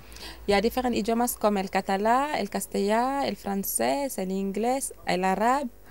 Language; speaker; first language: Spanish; non-native, local second language; Wolof